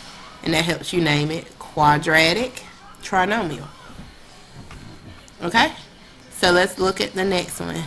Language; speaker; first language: English; native; English